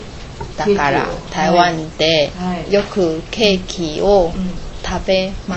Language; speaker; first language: Japanese; non-native, learner; Chinese